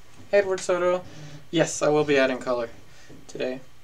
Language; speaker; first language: English; early bilingual, other home language; Spanish